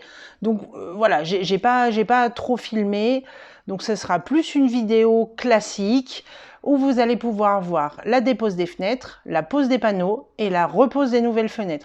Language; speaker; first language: French; native; French